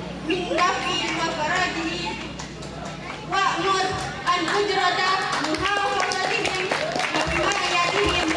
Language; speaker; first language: Arabic; non-native, learner; Indonesian